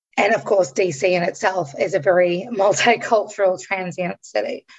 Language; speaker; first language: English; native; English